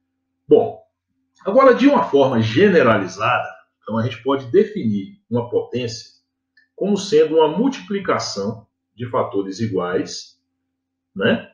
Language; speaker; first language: Portuguese; native; Portuguese